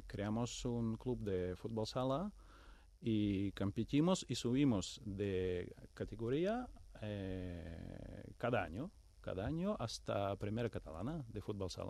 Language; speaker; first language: Spanish; non-native, fluent; Ukrainian